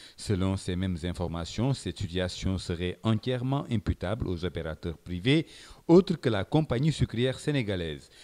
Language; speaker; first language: French; non-native, local second language; Wolof